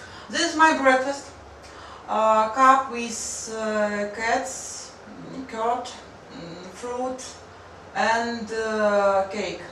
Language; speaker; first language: English; non-native, learner; Russian